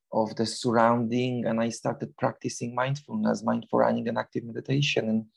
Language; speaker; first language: English; non-native, fluent; Polish